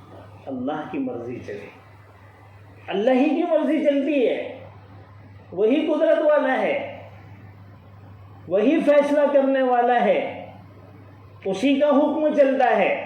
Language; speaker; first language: Urdu; native; Urdu